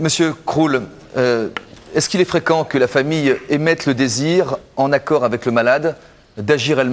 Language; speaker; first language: French; native; French